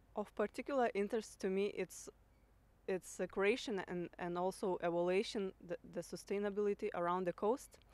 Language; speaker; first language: English; non-native, fluent; Lithuanian